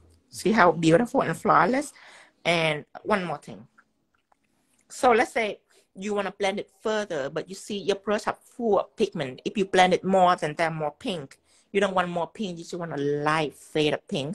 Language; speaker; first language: English; non-native, fluent; Vietnamese